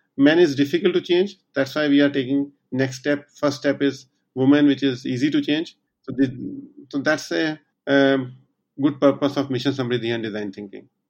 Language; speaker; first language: English; non-native, local second language; Hindi